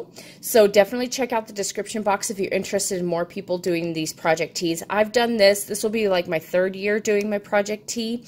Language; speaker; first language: English; native; English